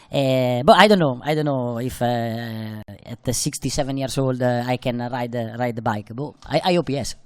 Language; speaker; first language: English; non-native, fluent; Italian